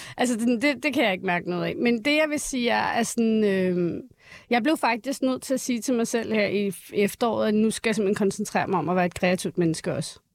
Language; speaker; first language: Danish; early bilingual, other home language; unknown